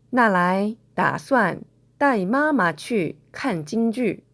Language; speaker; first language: Chinese; non-native, fluent; Korean